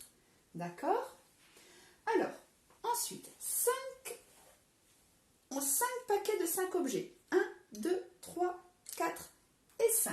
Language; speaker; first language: French; native; French